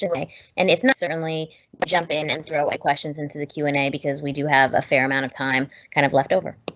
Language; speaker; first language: English; native; English